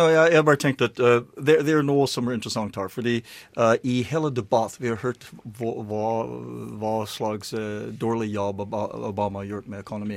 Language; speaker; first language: Norwegian; non-native, learner; English